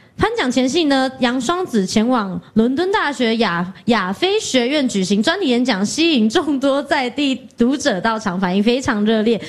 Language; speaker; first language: Chinese; native; Chinese